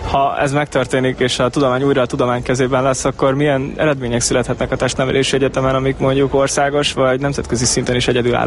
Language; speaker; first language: Hungarian; native; Hungarian